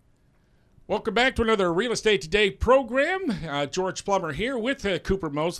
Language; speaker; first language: English; native; English